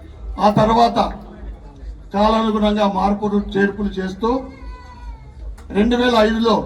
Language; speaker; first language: Telugu; native; Telugu